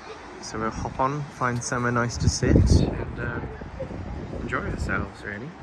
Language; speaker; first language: English; native; English